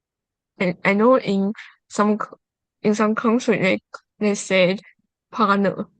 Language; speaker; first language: English; non-native, learner; Chinese